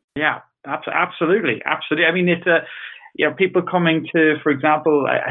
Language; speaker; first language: English; native; English